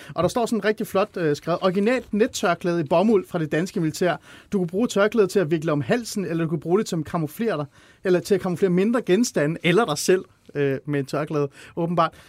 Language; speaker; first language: Danish; early bilingual, other home language; Persian